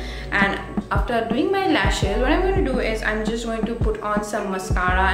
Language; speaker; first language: English; non-native, local second language; Bangla